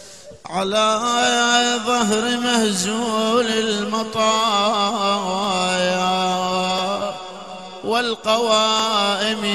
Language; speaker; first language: Arabic; native; Arabic